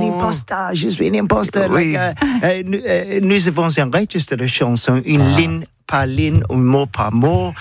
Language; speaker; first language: French; non-native, learner; English